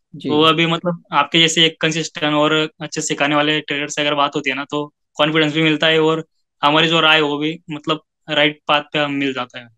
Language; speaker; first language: Hindi; non-native, local second language; Marathi